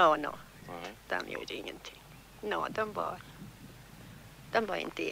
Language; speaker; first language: Swedish; early bilingual, heritage; Swedish